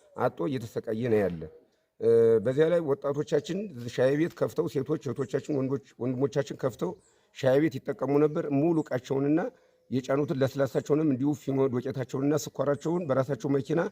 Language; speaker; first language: Amharic; native; Amharic